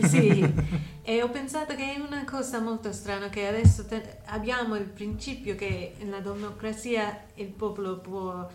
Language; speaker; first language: Italian; non-native, learner; English